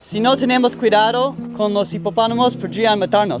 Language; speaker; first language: Spanish; non-native, learner; English